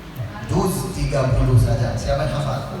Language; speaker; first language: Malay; non-native, learner; Arabic